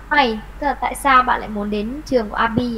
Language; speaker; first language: Vietnamese; native; Vietnamese